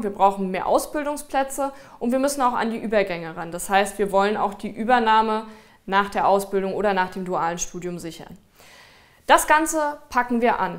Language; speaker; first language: German; native; German